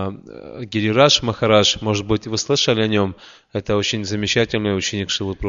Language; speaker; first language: Russian; native; Russian